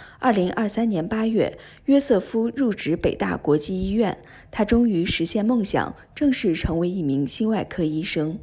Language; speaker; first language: Chinese; native; Chinese